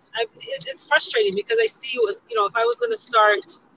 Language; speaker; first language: English; non-native, fluent; Tigrinya